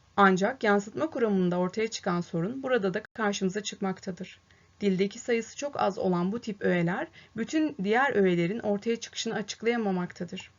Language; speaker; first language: Turkish; native; Turkish